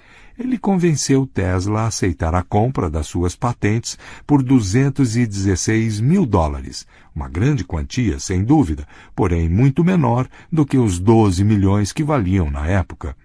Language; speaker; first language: Portuguese; native; Portuguese